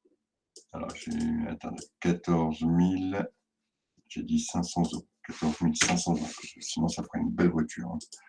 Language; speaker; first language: French; native; French